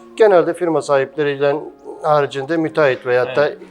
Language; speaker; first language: Turkish; native; Turkish